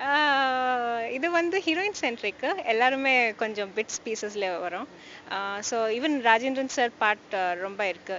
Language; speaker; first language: Tamil; non-native, learner; Kannada